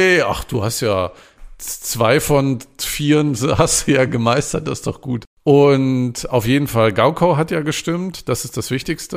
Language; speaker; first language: German; native; German